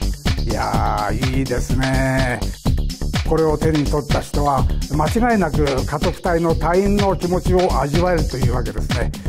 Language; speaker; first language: Japanese; native; Japanese